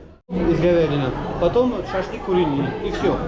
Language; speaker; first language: Russian; non-native, local second language; Tajik